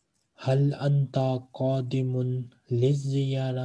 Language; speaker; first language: Arabic; non-native, fluent; Urdu